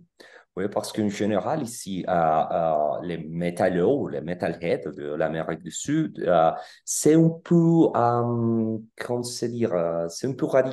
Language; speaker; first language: French; non-native, learner; Spanish